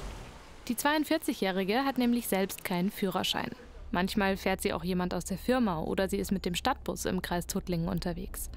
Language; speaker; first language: German; native; German